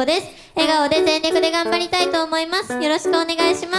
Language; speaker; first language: Japanese; native; Japanese